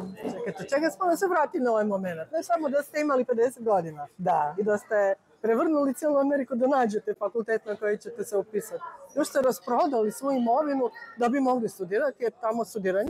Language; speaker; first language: Croatian; native; Croatian